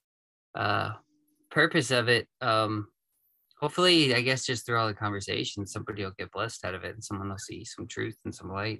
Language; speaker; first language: English; native; English